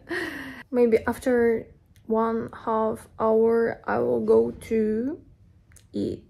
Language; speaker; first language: English; non-native, learner; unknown